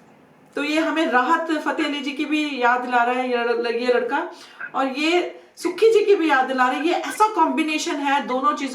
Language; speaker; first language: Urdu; non-native, local second language; Punjabi